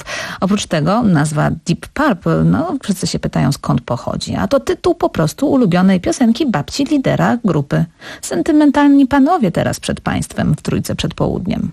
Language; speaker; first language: Polish; native; Polish